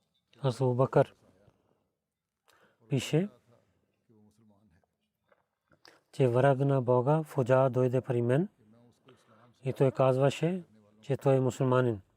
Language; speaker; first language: Bulgarian; non-native, learner; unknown